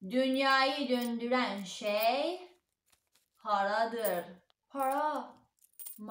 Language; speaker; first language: Turkish; non-native, learner; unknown